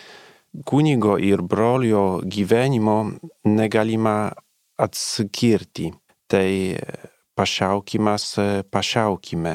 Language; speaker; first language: Lithuanian; non-native, learner; Polish